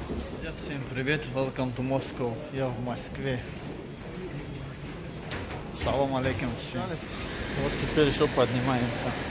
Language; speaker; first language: Russian; non-native, learner; Tajik